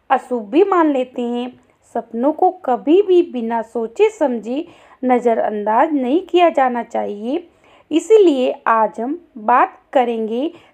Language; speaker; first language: Hindi; native; Hindi